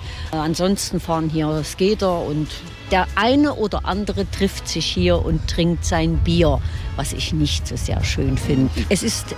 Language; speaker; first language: German; native; German